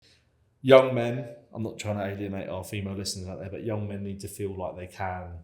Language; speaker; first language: English; native; English